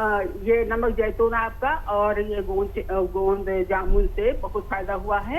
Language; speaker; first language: Hindi; native; Hindi